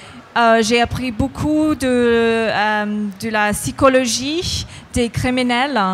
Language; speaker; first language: French; non-native, fluent; English